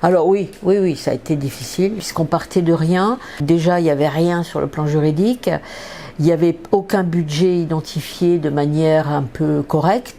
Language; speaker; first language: French; native; French